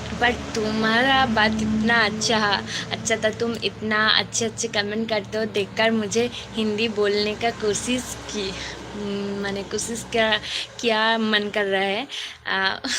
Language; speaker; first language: Hindi; non-native, local second language; Bangla